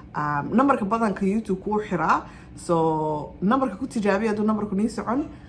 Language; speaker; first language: Somali; early bilingual, heritage; Somali